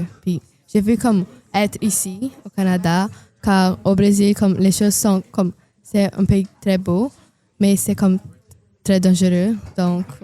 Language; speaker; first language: French; non-native, learner; Portuguese